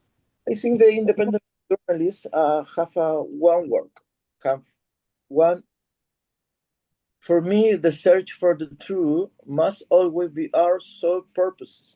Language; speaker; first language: English; non-native, learner; Spanish